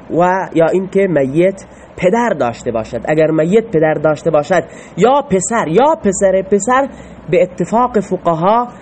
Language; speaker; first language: Persian; non-native, local second language; Baluchi